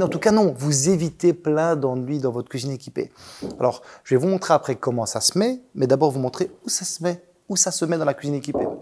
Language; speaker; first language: French; native; French